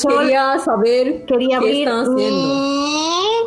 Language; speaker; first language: Spanish; non-native, learner; Japanese